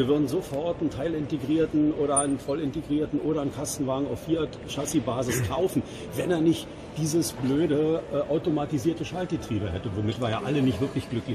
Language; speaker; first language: German; native; German